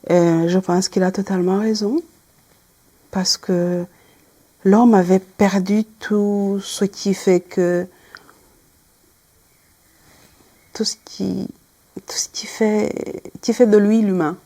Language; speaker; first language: French; non-native, local second language; Kinyarwanda